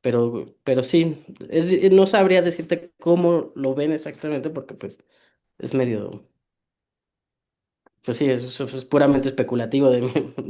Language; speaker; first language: Spanish; native; Spanish